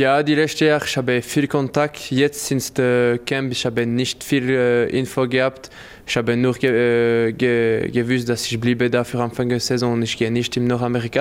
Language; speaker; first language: German; non-native, local second language; French